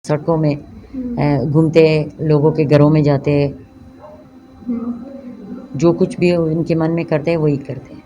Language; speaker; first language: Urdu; non-native, local second language; Persian